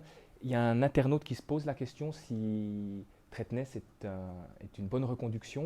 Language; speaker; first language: French; native; French